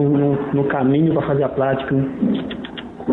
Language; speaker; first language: Portuguese; non-native, learner; Haitian Creole